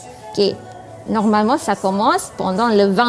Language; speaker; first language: French; non-native, fluent; Malay